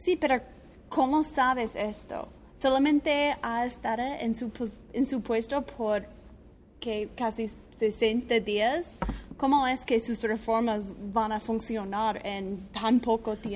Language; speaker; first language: Spanish; non-native, learner; English